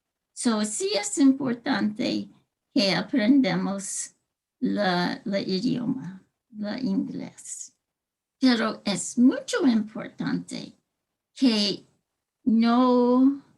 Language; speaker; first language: Spanish; early bilingual, heritage; English